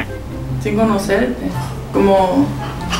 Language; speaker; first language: Spanish; non-native, fluent; English